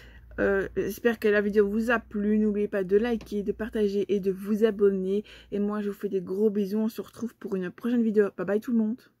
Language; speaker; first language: French; native; French